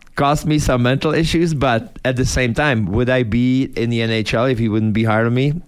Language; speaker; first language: English; non-native, fluent; Czech